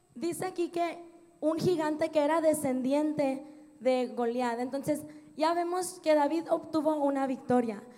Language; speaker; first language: Spanish; early bilingual, other home language; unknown